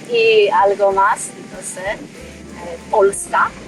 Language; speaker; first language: Spanish; non-native, fluent; Polish